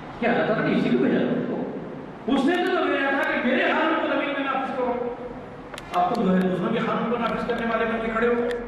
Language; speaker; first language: Urdu; native; Urdu